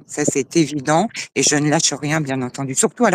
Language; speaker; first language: French; native; French